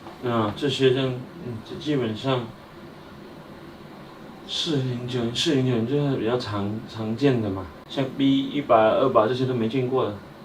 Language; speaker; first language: Chinese; native; Chinese